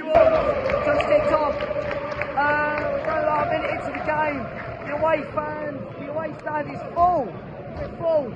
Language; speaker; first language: English; native; English